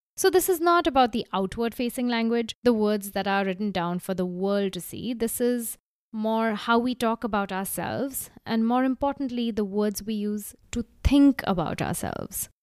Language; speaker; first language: English; non-native, local second language; Gujarati